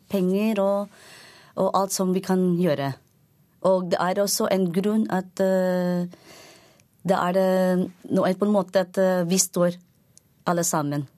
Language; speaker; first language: Norwegian; non-native, fluent; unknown